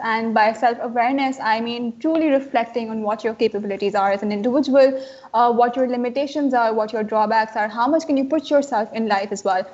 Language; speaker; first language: English; non-native, local second language; Urdu